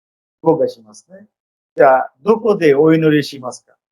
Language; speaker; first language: Japanese; non-native, fluent; Bangla